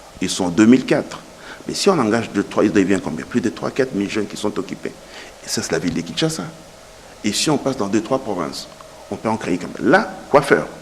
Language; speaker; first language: French; non-native, local second language; Lingala